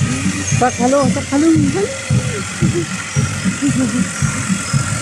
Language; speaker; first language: German; non-native, learner; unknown